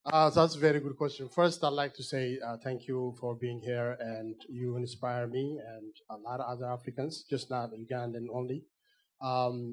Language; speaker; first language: English; non-native, fluent; Amharic